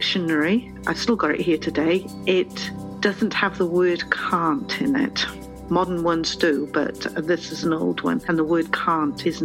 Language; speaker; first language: English; native; English